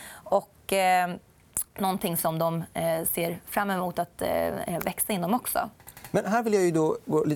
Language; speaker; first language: Swedish; native; Swedish